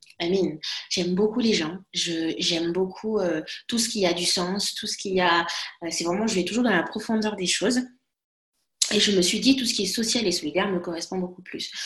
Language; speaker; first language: French; non-native, local second language; Lingala